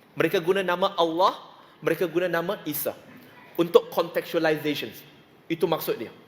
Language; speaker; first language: Malay; non-native, local second language; Chinese